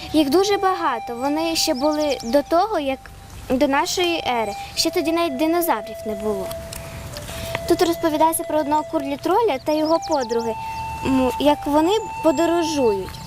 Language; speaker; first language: Ukrainian; non-native, local second language; Russian